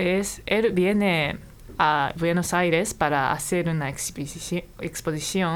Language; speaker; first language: Spanish; non-native, fluent; Japanese